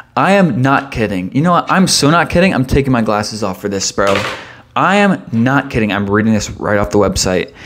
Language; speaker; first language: English; native; English